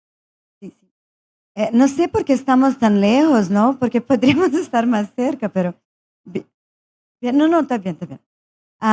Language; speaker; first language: Spanish; non-native, fluent; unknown